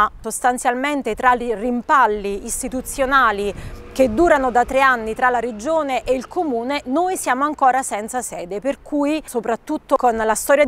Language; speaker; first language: Italian; native; Italian